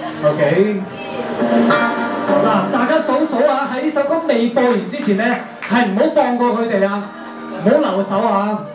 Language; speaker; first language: Cantonese; native; Cantonese